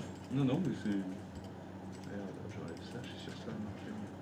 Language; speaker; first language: French; native; French